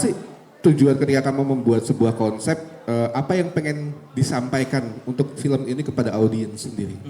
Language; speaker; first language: Indonesian; native; Indonesian